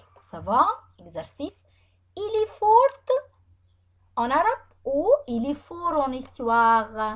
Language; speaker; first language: French; non-native, fluent; Arabic